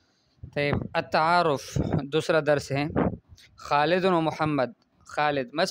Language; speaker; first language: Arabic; non-native, fluent; Urdu